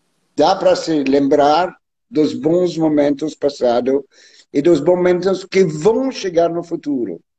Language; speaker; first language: Portuguese; non-native, learner; French